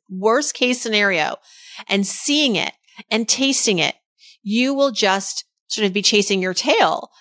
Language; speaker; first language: English; early bilingual, other home language; Persian